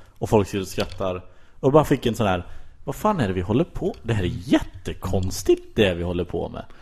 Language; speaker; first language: Swedish; native; Swedish